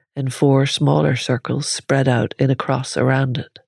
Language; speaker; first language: English; native; English